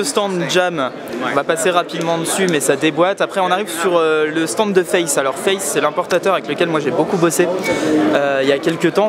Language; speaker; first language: French; native; French